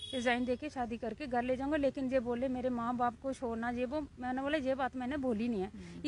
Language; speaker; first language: Hindi; native; Hindi